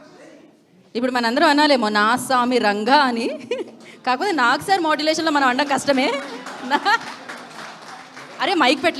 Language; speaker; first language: Telugu; native; Telugu